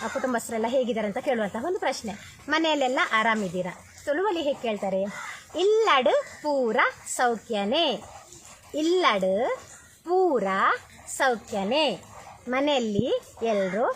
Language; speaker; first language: Kannada; non-native, local second language; Tulu